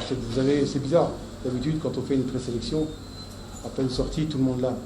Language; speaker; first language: French; native; French